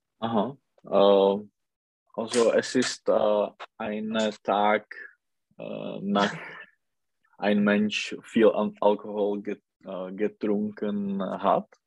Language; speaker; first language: German; non-native, learner; Czech